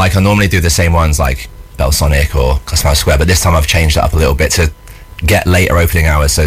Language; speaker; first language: English; native; English